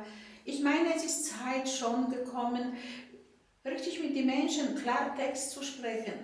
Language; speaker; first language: German; non-native, fluent; Polish